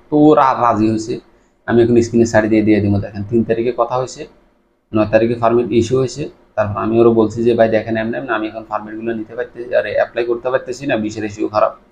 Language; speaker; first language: Bangla; native; Bangla